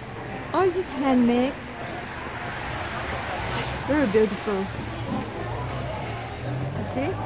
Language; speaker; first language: English; non-native, learner; Thai